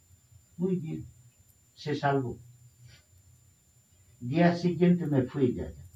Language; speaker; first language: Spanish; non-native, fluent; Bangla